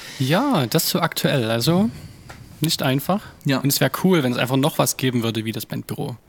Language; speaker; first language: German; native; German